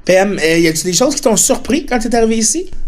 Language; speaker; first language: French; native; French